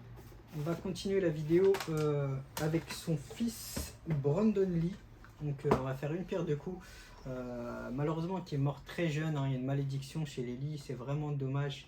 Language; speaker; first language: French; native; French